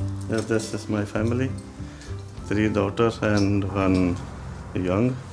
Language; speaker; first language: English; non-native, local second language; Punjabi